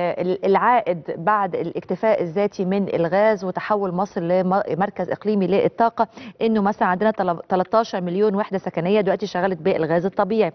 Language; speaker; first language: Arabic; native; Arabic